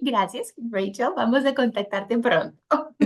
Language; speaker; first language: Spanish; native; Spanish